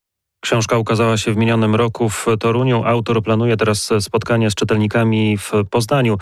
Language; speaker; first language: Polish; native; Polish